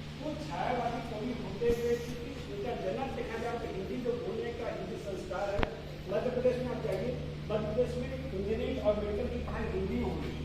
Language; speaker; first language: Hindi; native; Hindi